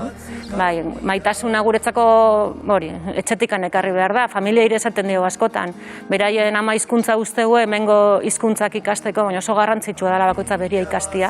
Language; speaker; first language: Basque; native; Basque